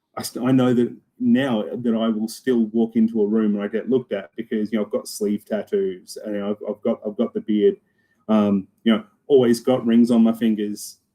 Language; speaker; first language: English; native; English